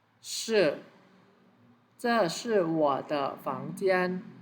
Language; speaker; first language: Chinese; non-native, fluent; Thai